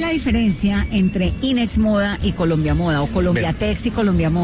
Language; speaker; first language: Spanish; native; Spanish